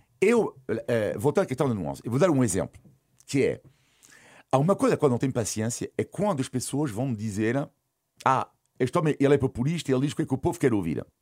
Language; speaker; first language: Portuguese; non-native, fluent; French